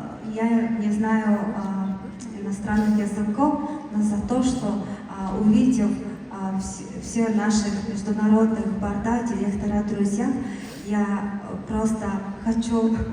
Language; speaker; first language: Russian; non-native, learner; Mongolian